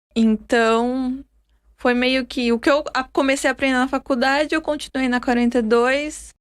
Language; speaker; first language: Portuguese; native; Portuguese